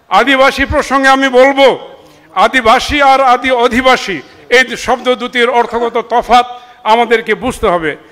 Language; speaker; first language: Bangla; non-native, local second language; Marma